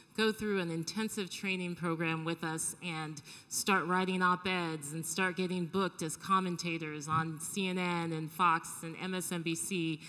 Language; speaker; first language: English; native; English